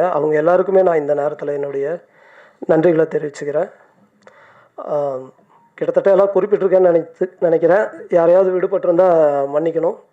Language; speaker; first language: Tamil; native; Tamil